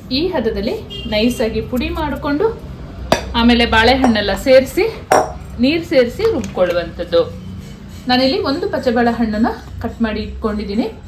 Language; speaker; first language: Kannada; non-native, local second language; Kodava